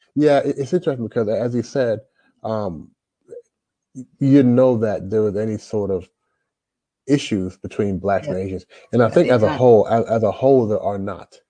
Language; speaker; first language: English; native; English